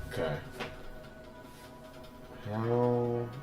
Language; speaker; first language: English; native; English